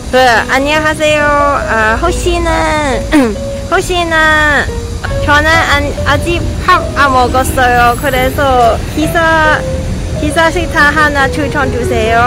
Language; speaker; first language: Korean; non-native, learner; Cantonese